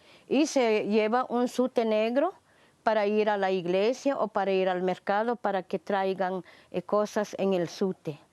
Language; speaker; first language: Spanish; non-native, local second language; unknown